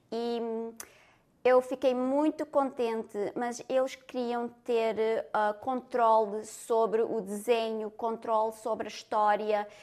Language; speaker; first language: Portuguese; early bilingual, other home language; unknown